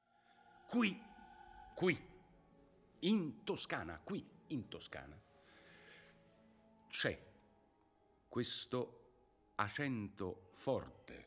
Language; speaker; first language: Italian; non-native, fluent; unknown